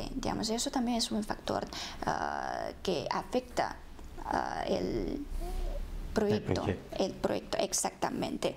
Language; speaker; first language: Spanish; non-native, fluent; Chinese